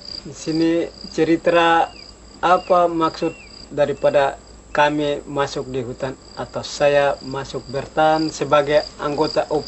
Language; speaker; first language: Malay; non-native, local second language; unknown